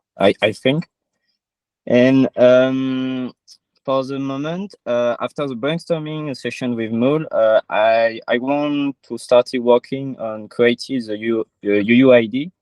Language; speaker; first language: English; non-native, learner; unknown